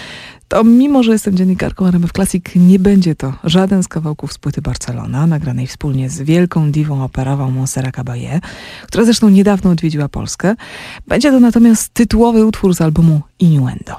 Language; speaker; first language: Polish; native; Polish